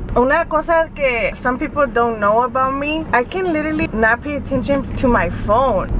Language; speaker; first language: English; early bilingual, other home language; Spanish